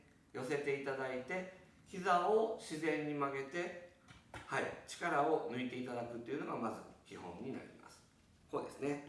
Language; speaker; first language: Japanese; native; Japanese